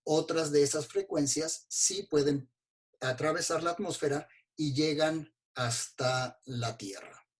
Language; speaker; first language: Spanish; native; Spanish